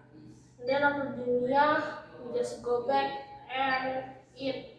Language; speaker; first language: English; non-native, learner; Indonesian